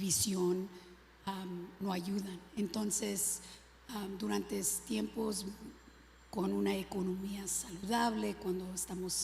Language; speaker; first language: Spanish; early bilingual, other home language; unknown